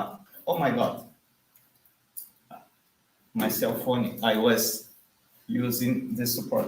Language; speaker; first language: English; non-native, fluent; Portuguese